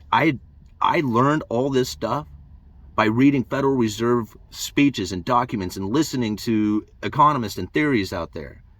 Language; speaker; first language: English; native; English